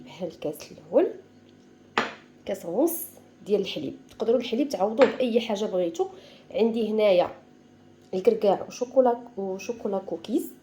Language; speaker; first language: Arabic; native; Arabic